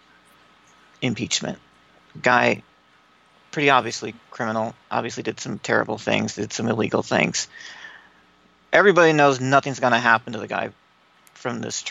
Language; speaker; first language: English; native; English